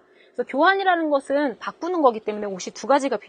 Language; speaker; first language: Korean; native; Korean